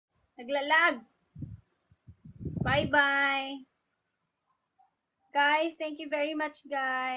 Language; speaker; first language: English; non-native, local second language; Filipino